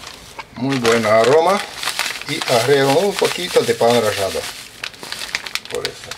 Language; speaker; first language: Spanish; non-native, fluent; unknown